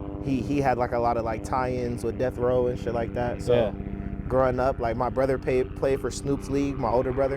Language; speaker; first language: English; native; English